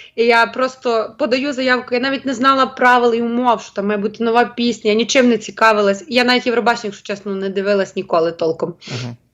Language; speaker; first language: Ukrainian; native; Ukrainian